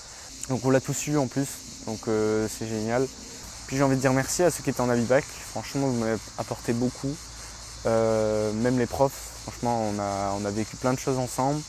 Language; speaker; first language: French; native; French